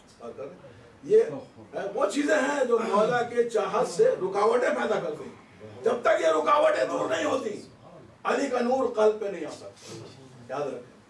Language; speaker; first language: Urdu; native; Urdu